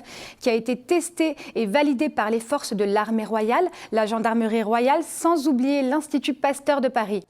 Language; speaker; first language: French; native; French